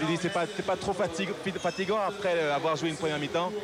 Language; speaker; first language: French; native; French